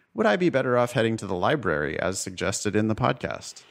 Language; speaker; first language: English; native; English